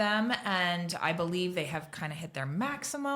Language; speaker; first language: English; native; English